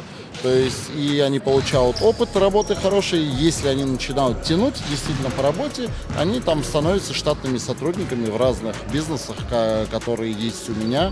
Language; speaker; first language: Russian; native; Russian